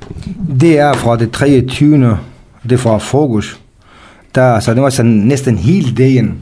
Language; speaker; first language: Danish; non-native, fluent; Kurdish